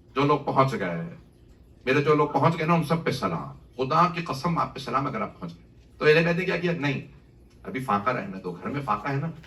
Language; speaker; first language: Urdu; native; Urdu